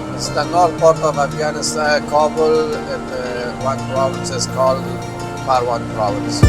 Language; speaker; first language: English; non-native, learner; Persian